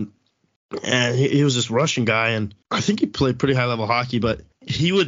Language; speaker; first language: English; native; English